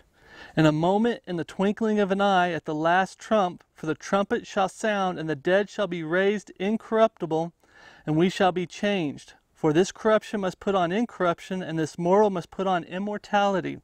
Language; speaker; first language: English; native; English